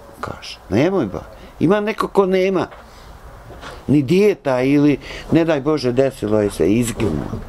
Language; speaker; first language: Bosnian; native; Bosnian